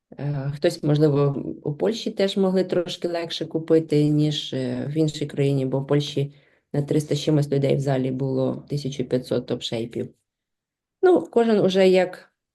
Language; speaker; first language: Ukrainian; non-native, local second language; Russian